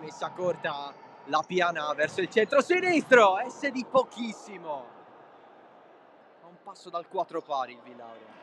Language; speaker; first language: Italian; native; Italian